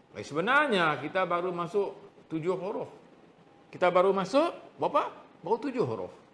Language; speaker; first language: Malay; native; Malay